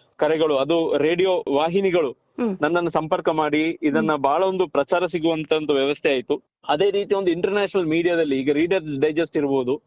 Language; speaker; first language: Kannada; non-native, local second language; Kodava